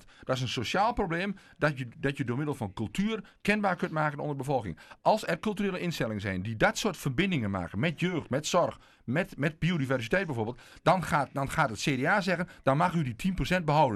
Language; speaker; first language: Dutch; native; Dutch